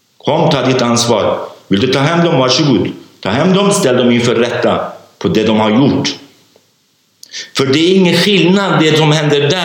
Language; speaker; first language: Swedish; non-native, fluent; Kurdish